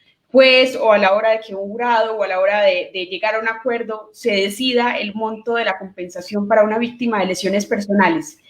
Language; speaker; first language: Spanish; native; Spanish